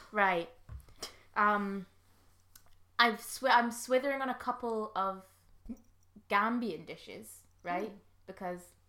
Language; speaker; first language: English; native; English